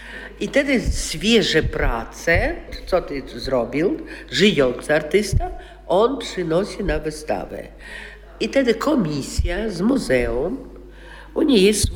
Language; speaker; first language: Polish; non-native, local second language; Russian